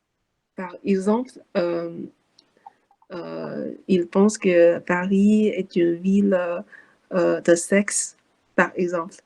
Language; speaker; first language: French; non-native, learner; Chinese